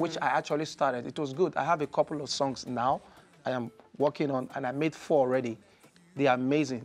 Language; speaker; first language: English; non-native, local second language; Igbo